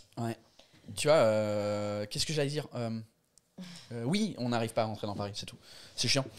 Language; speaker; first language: French; non-native, fluent; English